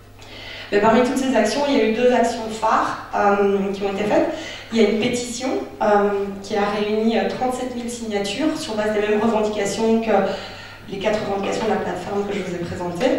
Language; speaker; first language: French; native; French